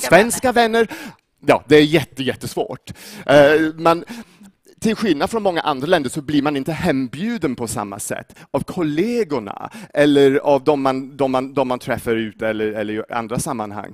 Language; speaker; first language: Swedish; non-native, fluent; English